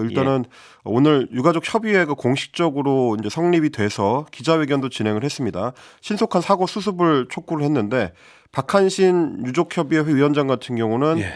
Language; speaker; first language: Korean; native; Korean